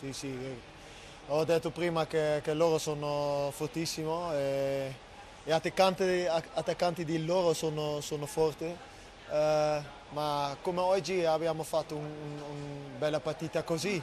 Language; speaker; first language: Italian; non-native, learner; Dutch